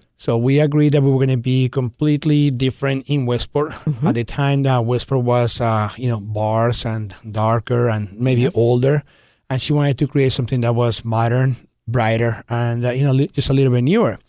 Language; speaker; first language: English; early bilingual, other home language; Spanish